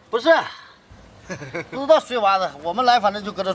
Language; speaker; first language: Chinese; native; Chinese